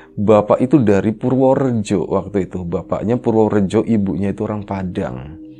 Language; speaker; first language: Indonesian; native; Indonesian